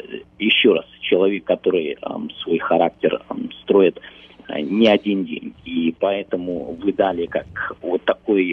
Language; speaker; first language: Russian; early bilingual, heritage; Russian